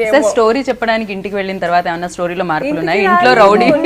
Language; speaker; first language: Telugu; native; Telugu